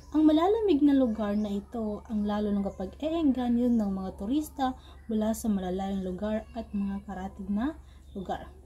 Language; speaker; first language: Filipino; non-native, local second language; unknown